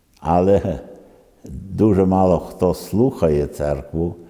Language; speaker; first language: Ukrainian; early bilingual, other home language; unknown